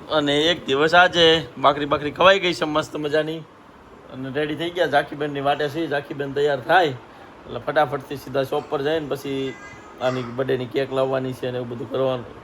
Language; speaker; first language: Gujarati; native; Gujarati